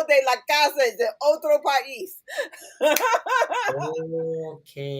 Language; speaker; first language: Spanish; non-native, learner; English